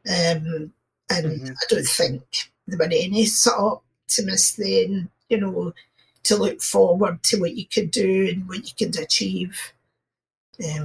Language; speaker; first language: English; native; English